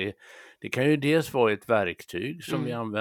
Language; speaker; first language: Swedish; native; Swedish